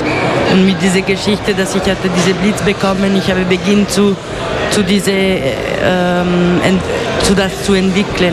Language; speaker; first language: German; non-native, local second language; Italian